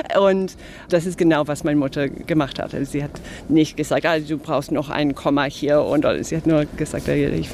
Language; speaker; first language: German; non-native, fluent; English